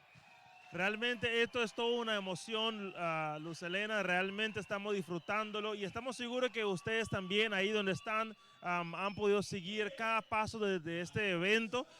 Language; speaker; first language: Spanish; native; Spanish